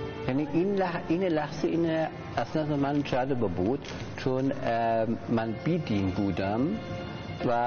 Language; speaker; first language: Persian; non-native, learner; German